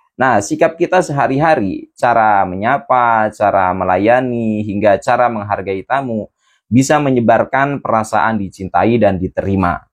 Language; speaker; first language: Indonesian; native; Indonesian